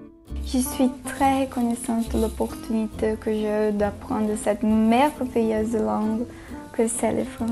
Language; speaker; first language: French; non-native, fluent; Portuguese